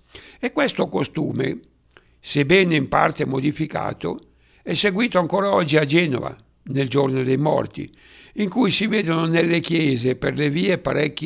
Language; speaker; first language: Italian; native; Italian